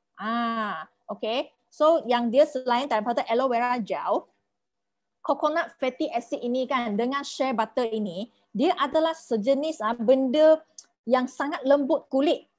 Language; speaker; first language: Malay; non-native, local second language; Chinese